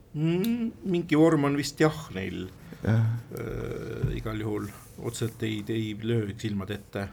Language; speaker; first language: Estonian; native; Estonian